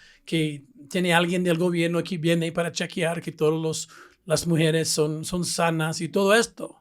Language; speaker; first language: Spanish; non-native, fluent; English